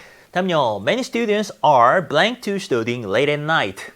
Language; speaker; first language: English; non-native, fluent; Korean